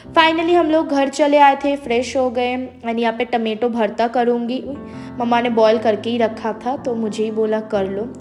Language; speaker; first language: Hindi; non-native, local second language; Bangla